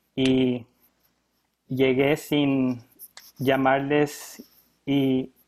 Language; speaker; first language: Spanish; early bilingual, heritage; Spanish